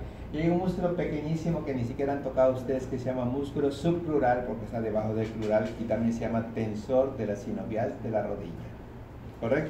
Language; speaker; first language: Spanish; native; Spanish